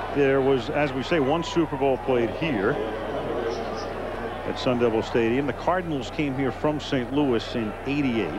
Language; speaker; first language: English; native; English